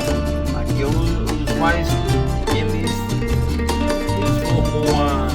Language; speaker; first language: Portuguese; native; Portuguese